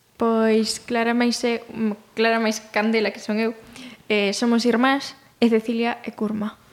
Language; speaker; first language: Galician; native; Galician